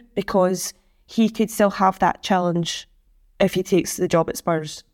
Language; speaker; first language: English; native; English